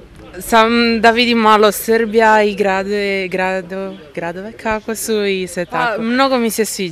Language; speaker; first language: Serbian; non-native, learner; Italian